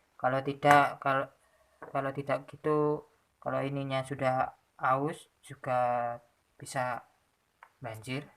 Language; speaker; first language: Indonesian; non-native, local second language; Javanese